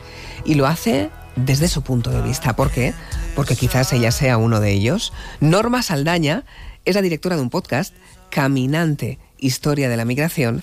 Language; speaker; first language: Spanish; native; Spanish